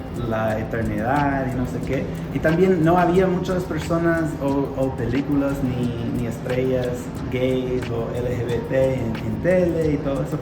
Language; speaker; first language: Spanish; non-native, fluent; English